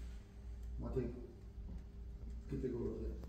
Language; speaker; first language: Romanian; native; Romanian